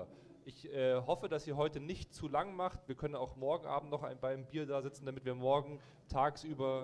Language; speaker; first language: German; native; German